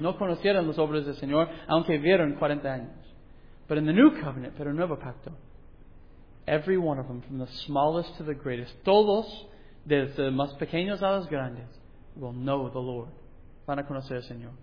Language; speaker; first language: Spanish; non-native, fluent; English